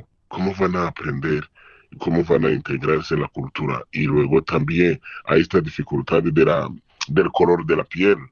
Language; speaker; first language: Spanish; non-native, fluent; Kinyarwanda